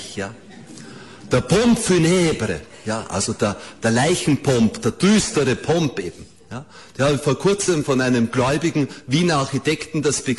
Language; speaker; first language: German; native; German